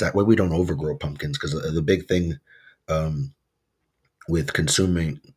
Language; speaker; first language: English; native; English